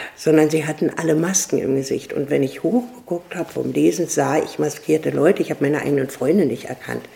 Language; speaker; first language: German; native; German